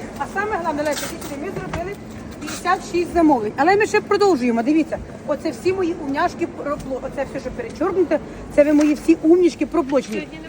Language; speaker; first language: Ukrainian; non-native, local second language; Russian